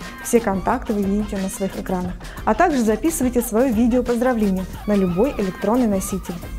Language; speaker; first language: Russian; native; Russian